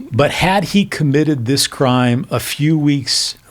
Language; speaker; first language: English; native; English